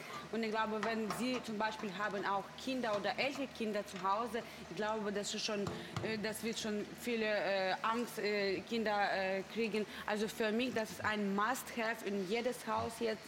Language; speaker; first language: German; non-native, learner; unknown